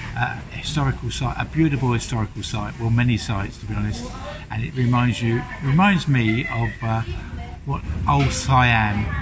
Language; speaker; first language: English; native; English